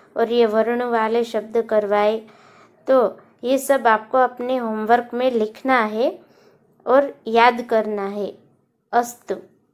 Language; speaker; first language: Hindi; non-native, local second language; Gujarati